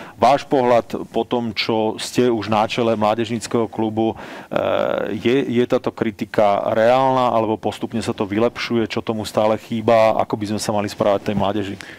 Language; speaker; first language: Slovak; native; Slovak